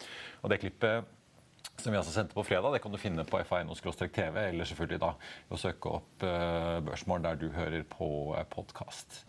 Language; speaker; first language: Norwegian; native; Norwegian